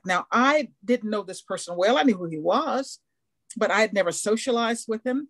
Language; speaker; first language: English; native; English